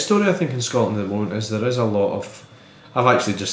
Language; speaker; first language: English; native; English